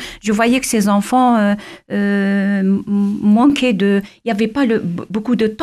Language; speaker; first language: French; non-native, local second language; Kabyle